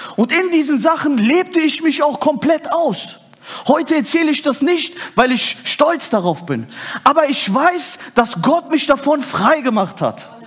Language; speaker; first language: German; early bilingual, other home language; Turkish